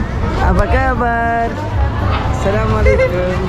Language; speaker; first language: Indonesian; non-native, learner; Urdu